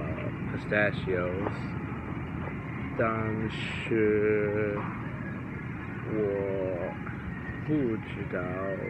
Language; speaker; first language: Chinese; non-native, learner; English